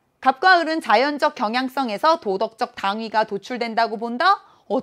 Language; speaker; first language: Korean; native; Korean